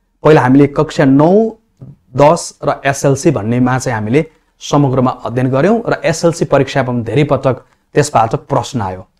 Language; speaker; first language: Nepali; native; Nepali